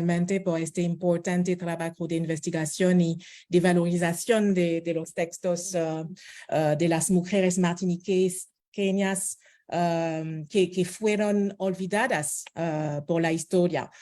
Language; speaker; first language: Spanish; non-native, fluent; French